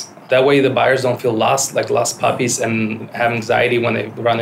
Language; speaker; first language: English; non-native, fluent; Ukrainian